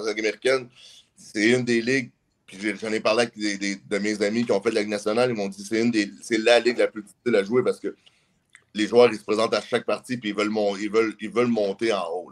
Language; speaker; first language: French; native; French